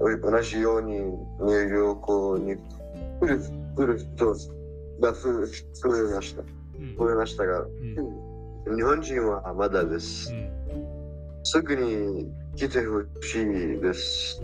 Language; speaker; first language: Japanese; non-native, learner; Arabic